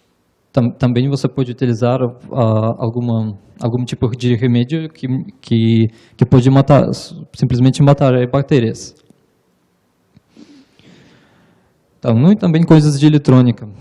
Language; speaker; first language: Portuguese; non-native, learner; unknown